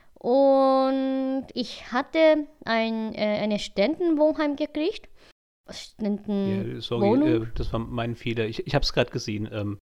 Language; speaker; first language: German; native; German